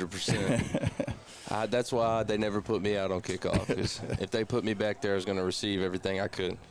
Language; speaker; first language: English; native; English